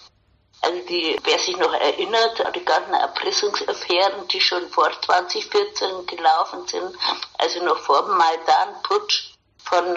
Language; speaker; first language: German; native; German